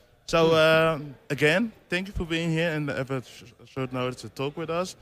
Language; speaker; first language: English; non-native, learner; Dutch